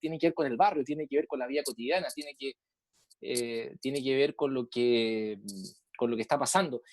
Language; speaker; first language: Spanish; native; Spanish